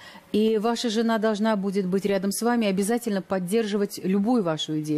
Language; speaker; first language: Russian; native; Russian